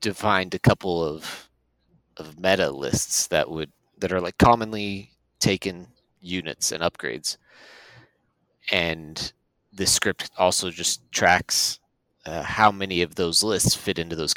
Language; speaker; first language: English; native; English